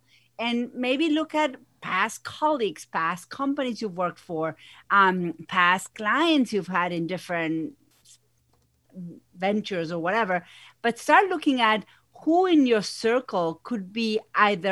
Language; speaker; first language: English; non-native, fluent; Spanish